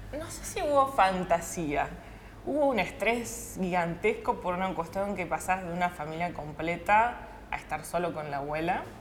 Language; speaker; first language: Spanish; early bilingual, other home language; Russian